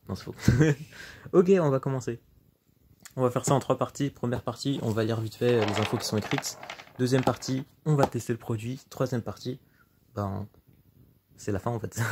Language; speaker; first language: French; native; French